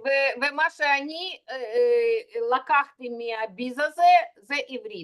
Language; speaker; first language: Hebrew; non-native, fluent; Russian